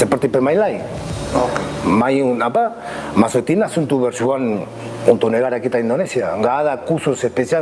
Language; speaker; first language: Indonesian; non-native, local second language; Spanish